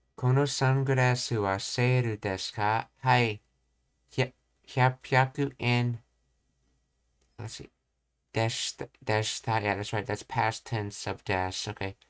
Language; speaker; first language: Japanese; non-native, learner; English